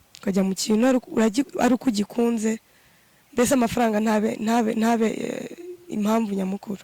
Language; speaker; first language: Kinyarwanda; native; Kinyarwanda